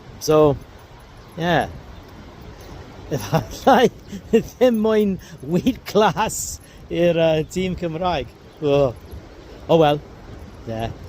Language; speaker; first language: Welsh; non-native, learner; English